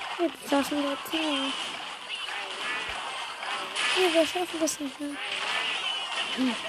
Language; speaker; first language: German; native; German